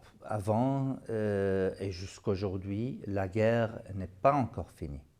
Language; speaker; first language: French; non-native, fluent; Arabic